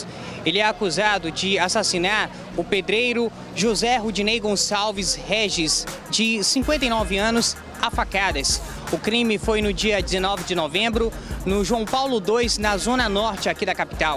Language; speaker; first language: Portuguese; native; Portuguese